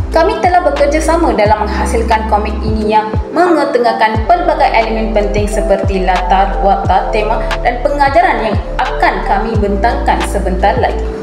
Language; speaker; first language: Malay; non-native, local second language; Tamil